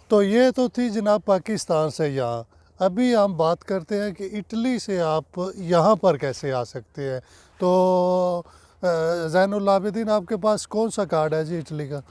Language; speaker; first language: Urdu; non-native, local second language; Punjabi